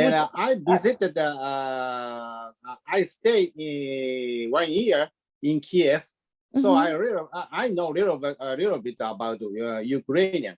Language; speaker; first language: English; non-native, learner; Japanese